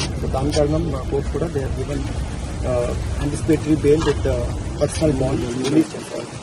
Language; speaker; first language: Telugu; non-native, learner; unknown